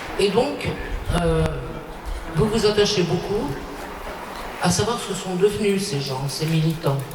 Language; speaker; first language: French; native; French